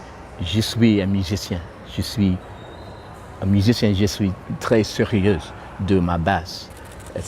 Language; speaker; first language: French; non-native, fluent; English